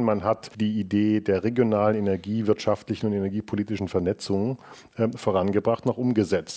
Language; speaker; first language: German; native; German